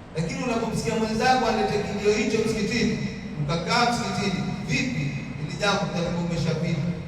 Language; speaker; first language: Swahili; native; Swahili